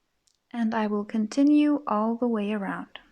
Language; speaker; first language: English; non-native, fluent; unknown